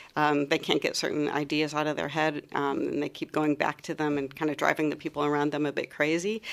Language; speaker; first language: English; native; English